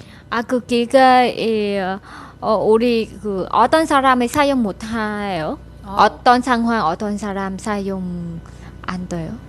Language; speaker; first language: Korean; non-native, learner; Vietnamese